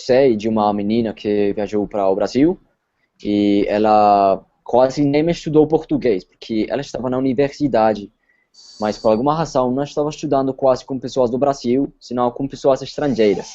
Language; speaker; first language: Portuguese; non-native, fluent; Spanish